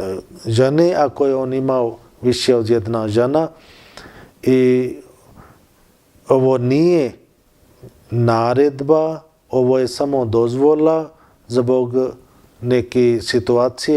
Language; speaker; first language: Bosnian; non-native, learner; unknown